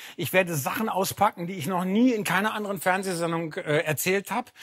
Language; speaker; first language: German; native; German